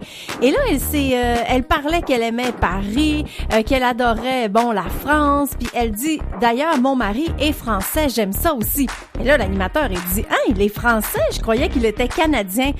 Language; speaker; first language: French; native; French